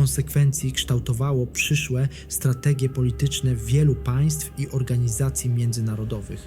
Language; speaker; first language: Polish; native; Polish